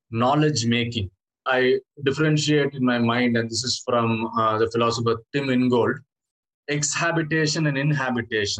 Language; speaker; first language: English; non-native, local second language; Tamil